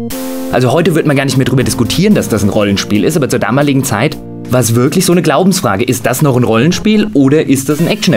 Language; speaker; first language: German; native; German